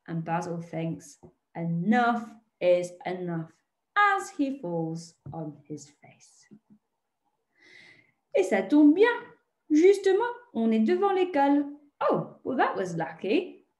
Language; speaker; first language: English; native; English